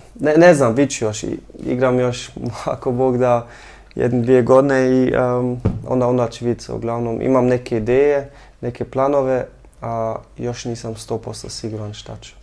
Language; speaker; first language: Croatian; early bilingual, heritage; Croatian